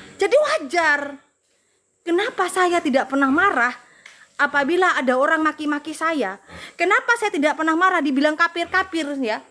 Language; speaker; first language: Indonesian; non-native, local second language; Madurese